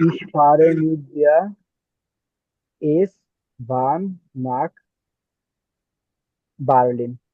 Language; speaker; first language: German; non-native, learner; Bangla